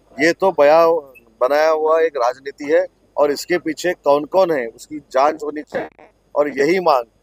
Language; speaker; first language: Hindi; non-native, local second language; Marathi